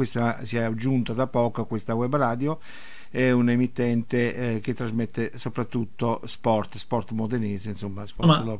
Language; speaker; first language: Italian; native; Italian